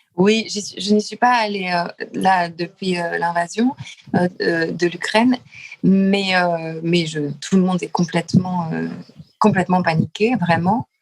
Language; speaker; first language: French; early bilingual, other home language; Lithuanian